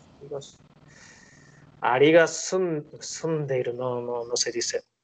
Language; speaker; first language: Spanish; non-native, learner; Japanese